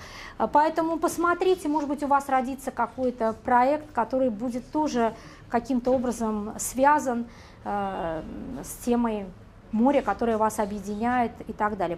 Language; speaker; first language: Russian; native; Russian